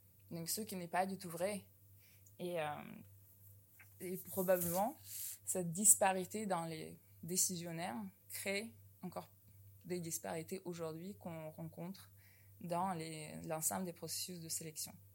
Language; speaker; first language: French; non-native, fluent; Russian